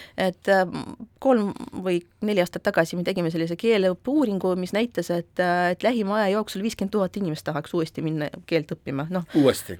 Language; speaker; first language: Estonian; non-native, local second language; Russian